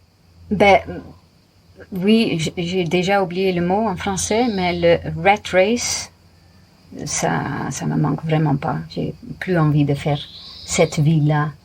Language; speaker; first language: French; non-native, fluent; Dutch